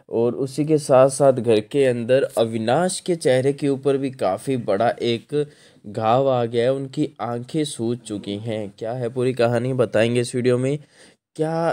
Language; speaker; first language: Hindi; non-native, local second language; Marathi